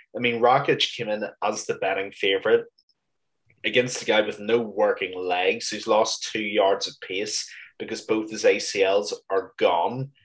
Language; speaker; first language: English; native; English